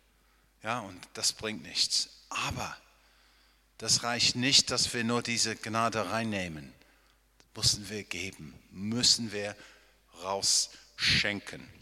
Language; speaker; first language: German; non-native, fluent; English